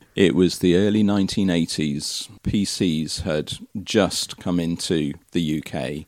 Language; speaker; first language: English; native; English